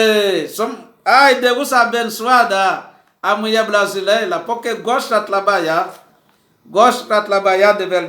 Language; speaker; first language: Portuguese; non-native, learner; Haitian Creole